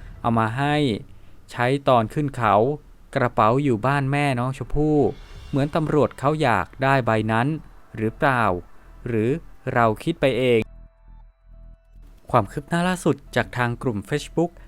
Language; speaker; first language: Thai; native; Thai